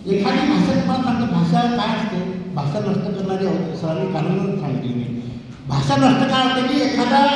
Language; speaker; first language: Marathi; non-native, local second language; Bhili